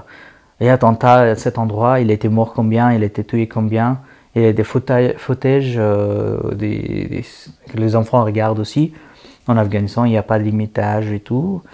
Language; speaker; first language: French; non-native, learner; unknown